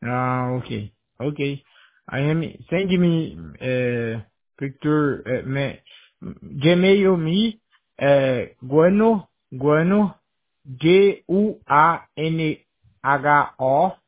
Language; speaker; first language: English; non-native, learner; Portuguese